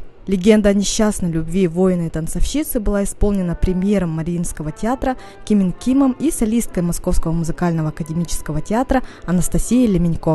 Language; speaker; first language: Russian; native; Russian